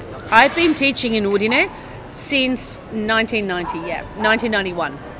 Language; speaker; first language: English; native; English